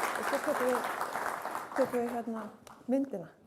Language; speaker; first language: Icelandic; native; Icelandic